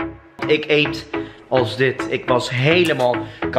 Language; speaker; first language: Dutch; non-native, fluent; English